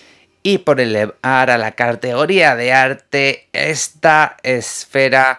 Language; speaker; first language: Spanish; native; Spanish